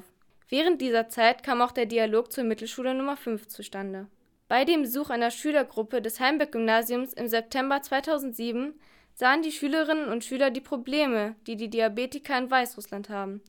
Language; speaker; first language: German; native; German